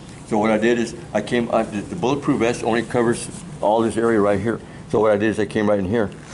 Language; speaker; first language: English; early bilingual, other home language; Spanish